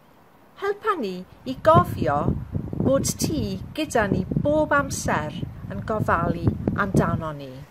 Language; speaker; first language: Welsh; non-native, local second language; English